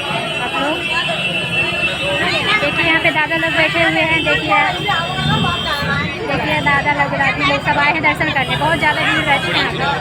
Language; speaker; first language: Hindi; non-native, local second language; Awadhi